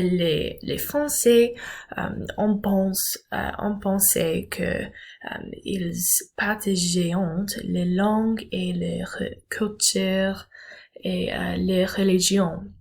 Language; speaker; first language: French; non-native, learner; English